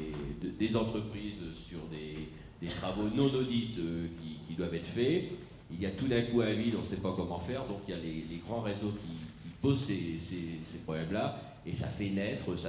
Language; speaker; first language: French; native; French